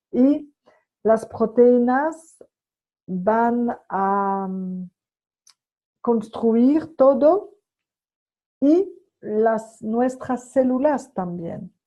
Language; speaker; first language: Spanish; non-native, fluent; French